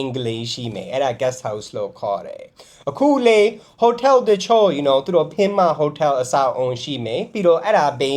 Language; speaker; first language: Burmese; non-native, fluent; English